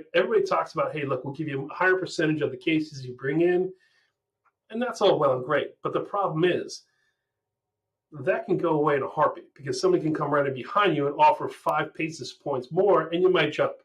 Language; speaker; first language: English; native; English